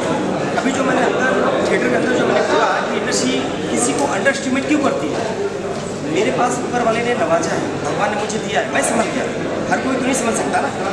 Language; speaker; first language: Hindi; native; Hindi